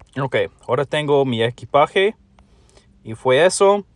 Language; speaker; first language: Spanish; non-native, learner; English